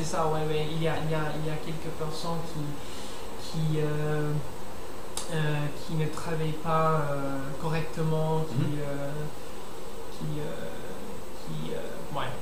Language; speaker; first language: French; non-native, learner; English